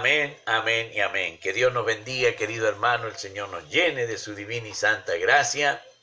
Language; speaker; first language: Spanish; native; Spanish